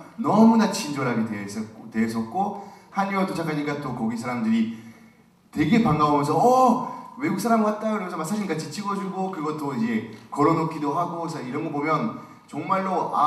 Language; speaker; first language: Korean; non-native, fluent; French